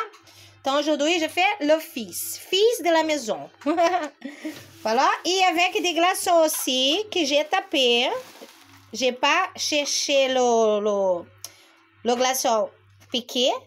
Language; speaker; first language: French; non-native, learner; Portuguese